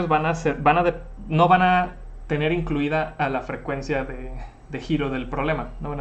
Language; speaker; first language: Spanish; native; Spanish